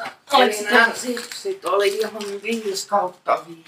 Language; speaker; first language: Finnish; native; Finnish